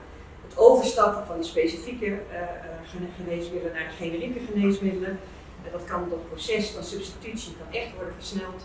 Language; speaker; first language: Dutch; non-native, local second language; Papiamento